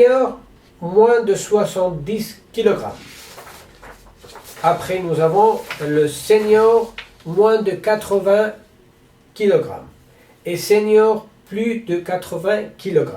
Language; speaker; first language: French; non-native, learner; Spanish